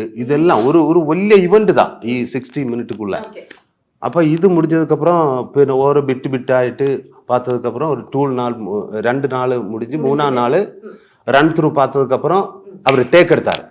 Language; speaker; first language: Tamil; non-native, learner; Malayalam